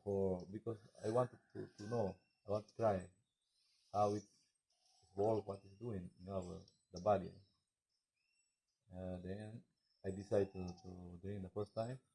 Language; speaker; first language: English; non-native, learner; Spanish